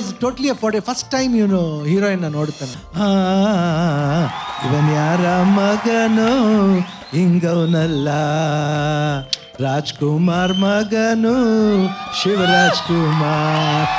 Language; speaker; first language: Kannada; native; Kannada